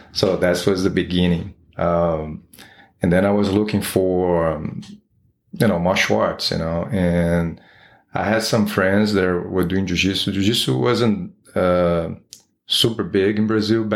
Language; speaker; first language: English; non-native, fluent; Portuguese